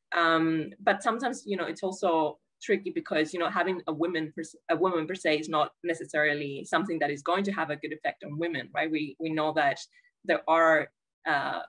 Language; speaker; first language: English; non-native, fluent; Spanish